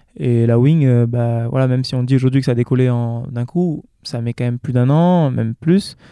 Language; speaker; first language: French; native; French